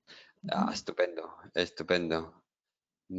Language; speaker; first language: Spanish; native; Spanish